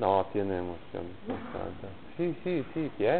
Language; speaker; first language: Spanish; non-native, learner; Polish